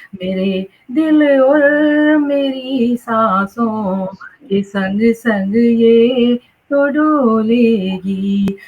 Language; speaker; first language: Hindi; native; Hindi